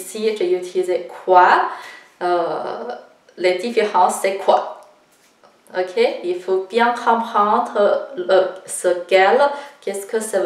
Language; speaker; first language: French; non-native, fluent; Chinese